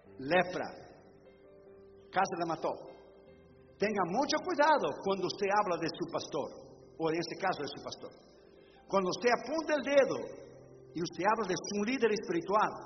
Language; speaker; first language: Spanish; non-native, fluent; Portuguese